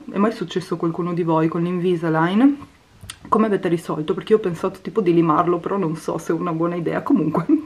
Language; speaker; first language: Italian; native; Italian